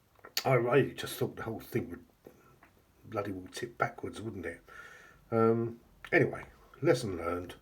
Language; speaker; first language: English; native; English